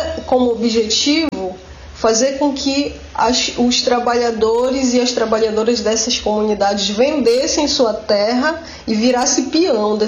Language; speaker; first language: Portuguese; native; Portuguese